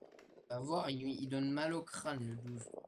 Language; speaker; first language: French; native; French